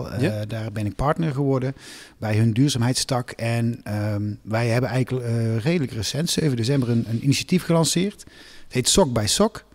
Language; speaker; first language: Dutch; native; Dutch